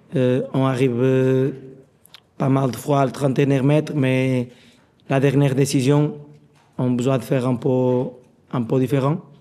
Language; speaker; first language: French; non-native, learner; Portuguese